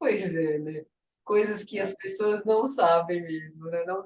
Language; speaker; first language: Portuguese; native; Portuguese